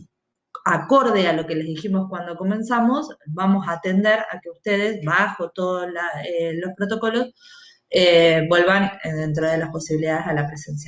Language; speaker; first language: Spanish; native; Spanish